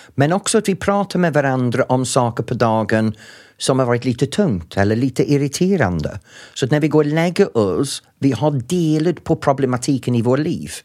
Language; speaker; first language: Swedish; non-native, fluent; English